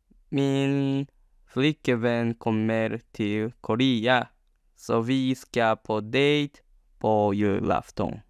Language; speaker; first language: Swedish; non-native, learner; Korean